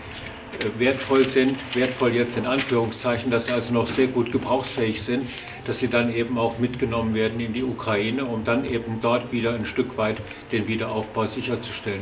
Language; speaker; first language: German; native; German